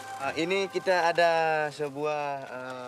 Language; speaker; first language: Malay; non-native, local second language; Balinese